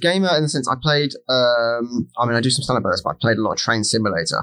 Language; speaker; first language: English; native; English